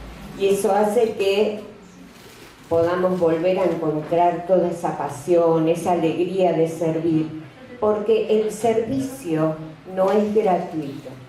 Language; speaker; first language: Spanish; native; Spanish